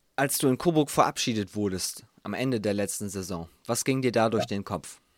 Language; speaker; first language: German; native; German